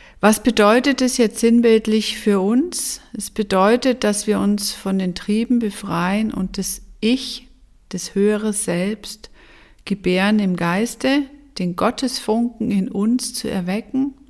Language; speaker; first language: German; native; German